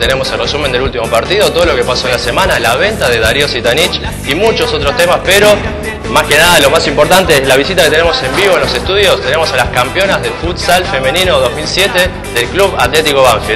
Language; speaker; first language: Spanish; native; Spanish